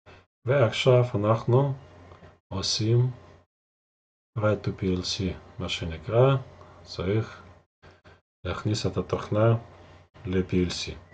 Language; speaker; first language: Hebrew; non-native, fluent; Russian